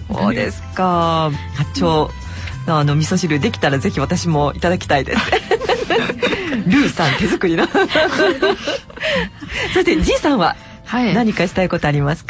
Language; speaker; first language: Japanese; native; Japanese